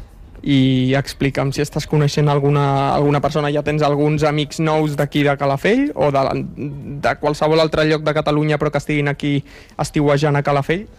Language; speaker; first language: Catalan; native; Catalan